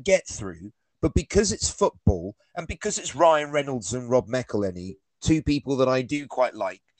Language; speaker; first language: English; native; English